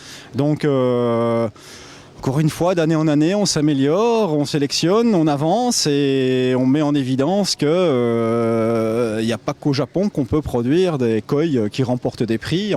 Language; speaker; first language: French; native; French